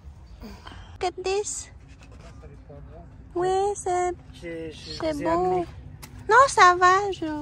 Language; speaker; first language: French; non-native, learner; Vietnamese